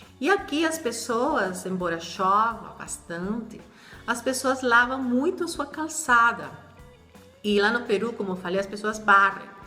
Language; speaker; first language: Portuguese; non-native, fluent; Spanish